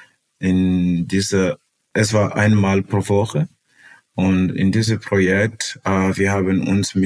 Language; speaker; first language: German; non-native, fluent; Portuguese